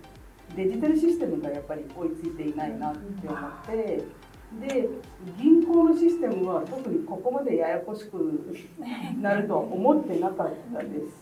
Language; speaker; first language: Japanese; non-native, fluent; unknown